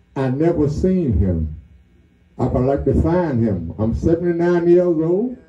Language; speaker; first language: English; native; English